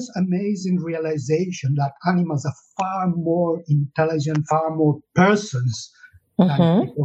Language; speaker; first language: English; non-native, fluent; Spanish